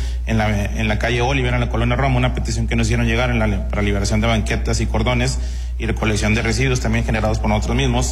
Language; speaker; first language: Spanish; native; Spanish